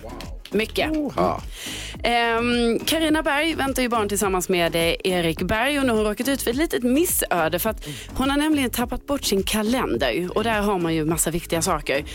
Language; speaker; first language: Swedish; native; Swedish